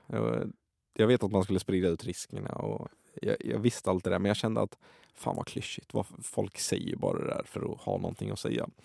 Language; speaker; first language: Swedish; early bilingual, other home language; Arabic